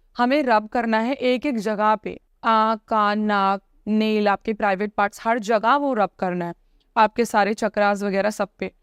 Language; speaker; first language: Hindi; native; Hindi